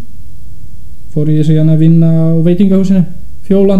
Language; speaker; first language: Icelandic; non-native, fluent; Polish